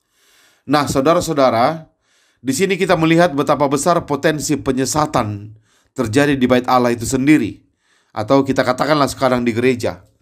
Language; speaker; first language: Indonesian; native; Indonesian